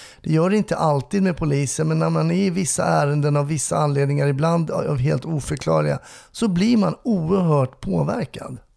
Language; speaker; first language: Swedish; native; Swedish